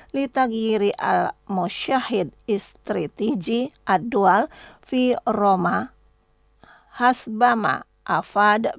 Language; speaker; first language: Arabic; non-native, fluent; Indonesian